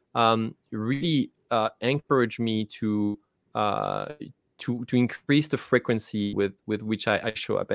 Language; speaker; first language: English; non-native, fluent; French